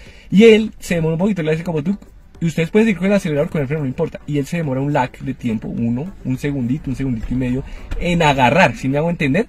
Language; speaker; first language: Spanish; native; Spanish